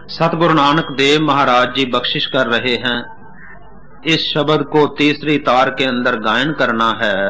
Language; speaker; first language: Hindi; non-native, local second language; Punjabi